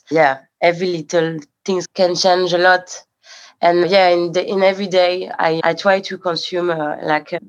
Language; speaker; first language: English; non-native, fluent; French